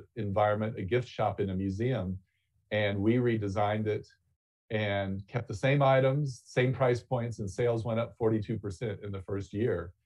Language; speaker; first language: English; native; English